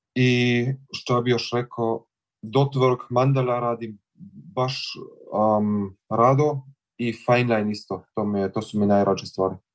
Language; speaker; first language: Serbian; early bilingual, heritage; Croatian